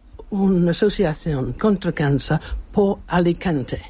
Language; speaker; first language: Spanish; non-native, learner; English